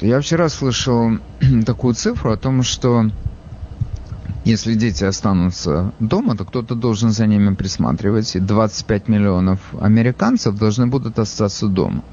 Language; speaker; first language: Russian; native; Russian